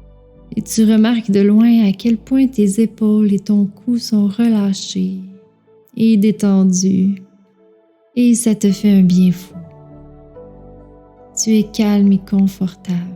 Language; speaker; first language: French; native; French